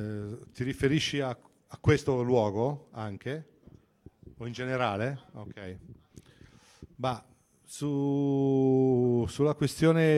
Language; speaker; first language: Italian; native; Italian